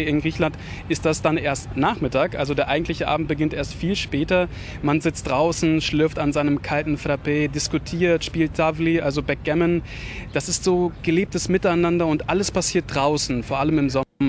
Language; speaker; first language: German; native; German